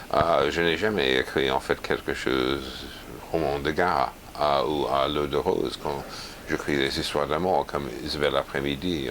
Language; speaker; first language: French; non-native, fluent; English